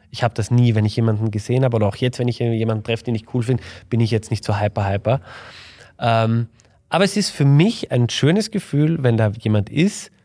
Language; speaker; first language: German; native; German